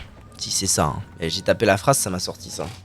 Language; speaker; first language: French; native; French